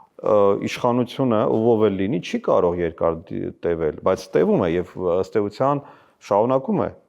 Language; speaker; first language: Armenian; native; Armenian